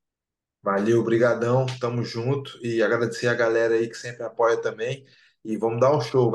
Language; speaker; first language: Portuguese; native; Portuguese